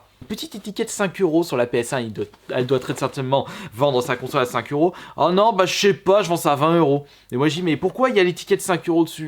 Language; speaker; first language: French; native; French